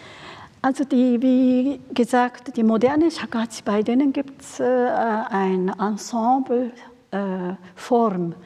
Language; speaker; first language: German; non-native, fluent; Japanese